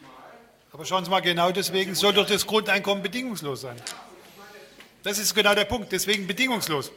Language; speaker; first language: German; native; German